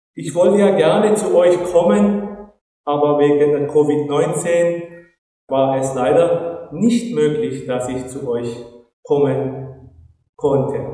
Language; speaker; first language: German; non-native, fluent; Turkish